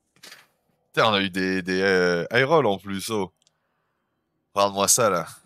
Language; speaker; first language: French; native; French